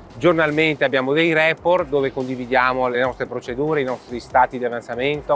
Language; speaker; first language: Italian; native; Italian